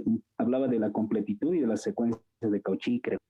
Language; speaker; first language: Spanish; native; Spanish